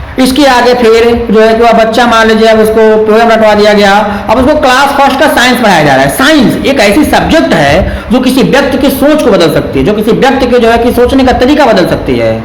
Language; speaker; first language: Hindi; native; Hindi